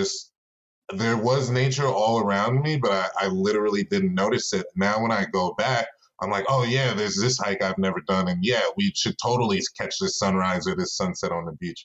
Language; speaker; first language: English; native; English